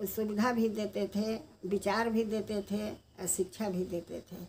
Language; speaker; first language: Hindi; native; Hindi